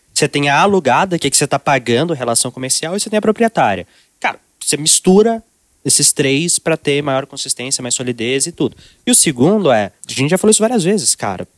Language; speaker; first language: Portuguese; native; Portuguese